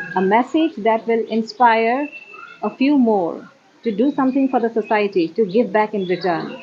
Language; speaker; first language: English; non-native, local second language; Assamese